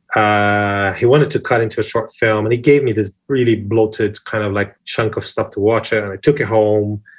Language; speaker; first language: English; non-native, fluent; Portuguese